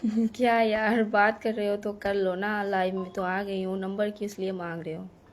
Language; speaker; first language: Hindi; non-native, local second language; Bangla